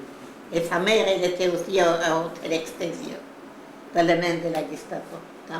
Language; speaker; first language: French; non-native, learner; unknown